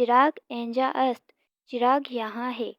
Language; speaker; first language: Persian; non-native, fluent; Urdu